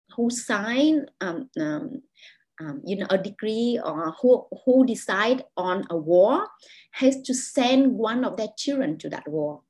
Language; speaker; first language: English; non-native, fluent; Vietnamese